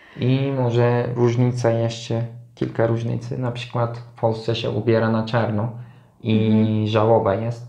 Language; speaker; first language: Polish; non-native, learner; Turkish